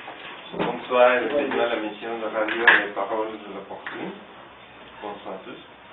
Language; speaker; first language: French; non-native, learner; Spanish